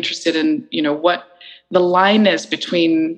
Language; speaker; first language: English; early bilingual, other home language; Icelandic